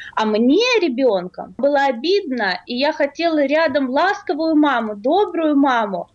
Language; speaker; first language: Russian; native; Russian